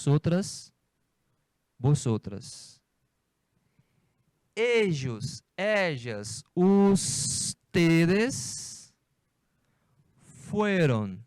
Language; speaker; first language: Spanish; non-native, fluent; Portuguese